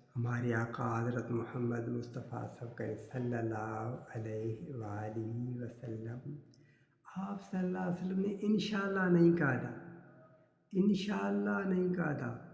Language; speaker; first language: Urdu; non-native, local second language; Sindhi